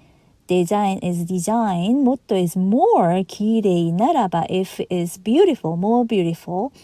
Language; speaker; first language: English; non-native, fluent; Japanese